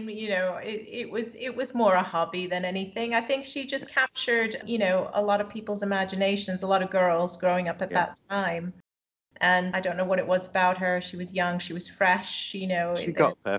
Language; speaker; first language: English; native; English